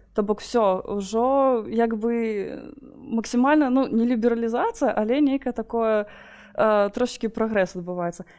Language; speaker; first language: Belarusian; non-native, local second language; Russian